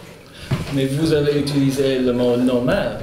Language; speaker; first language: French; non-native, fluent; Spanish